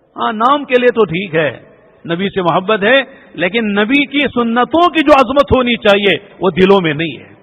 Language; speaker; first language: Urdu; native; Urdu